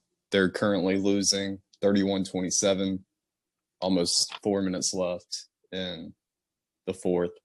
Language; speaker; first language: English; native; English